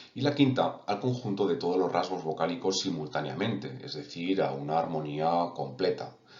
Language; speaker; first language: Spanish; non-native, local second language; Catalan